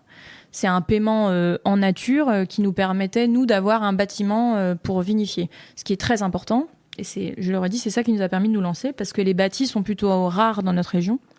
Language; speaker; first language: French; native; French